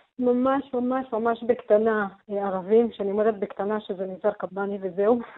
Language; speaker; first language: Hebrew; non-native, local second language; Arabic